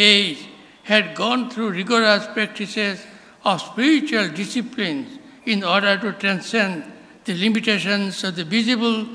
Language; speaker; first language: English; non-native, local second language; Bangla